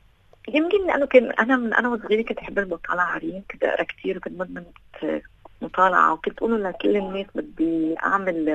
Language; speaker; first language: Arabic; native; Arabic